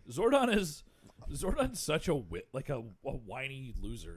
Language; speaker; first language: English; native; English